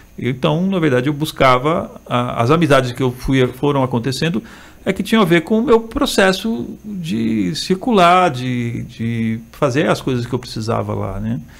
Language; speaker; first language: Portuguese; native; Portuguese